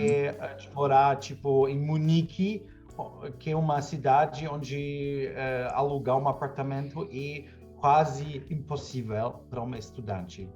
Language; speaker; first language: Portuguese; non-native, fluent; German